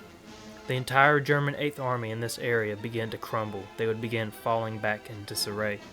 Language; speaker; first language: English; native; English